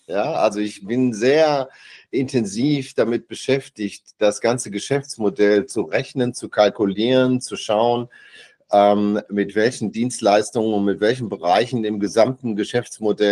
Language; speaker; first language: German; native; German